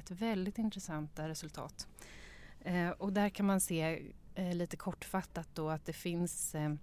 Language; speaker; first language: Swedish; native; Swedish